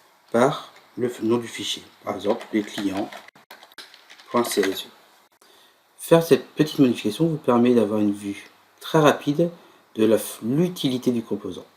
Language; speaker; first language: French; native; French